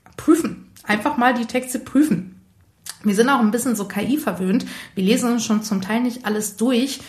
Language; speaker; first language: German; early bilingual, other home language; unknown